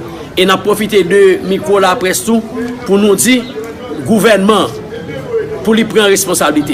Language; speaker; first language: Haitian Creole; native; Haitian Creole